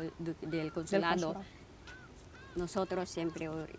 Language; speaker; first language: Spanish; non-native, fluent; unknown